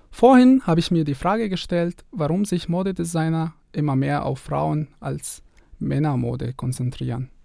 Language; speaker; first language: German; non-native, fluent; Arabic